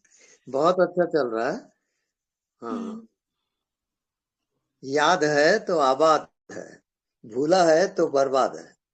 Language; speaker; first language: Hindi; native; Hindi